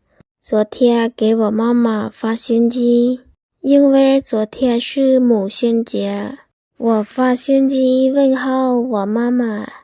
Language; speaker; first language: Chinese; non-native, fluent; Lao